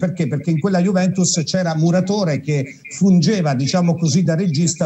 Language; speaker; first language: Italian; native; Italian